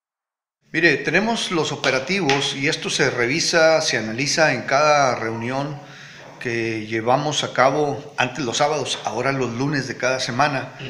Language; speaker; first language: Spanish; native; Spanish